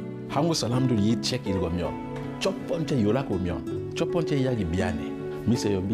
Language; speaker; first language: Korean; non-native, learner; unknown